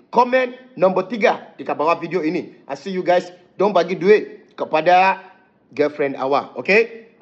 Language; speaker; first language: Malay; non-native, fluent; Yoruba